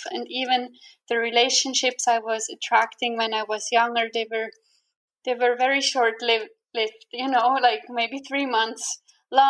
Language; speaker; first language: English; non-native, fluent; Swiss German